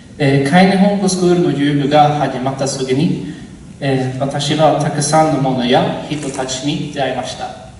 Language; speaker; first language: Japanese; non-native, learner; Swedish